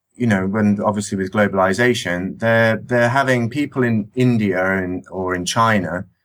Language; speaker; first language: English; native; English